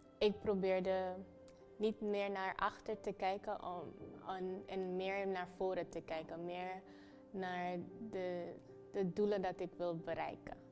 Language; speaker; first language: Dutch; non-native, local second language; Papiamento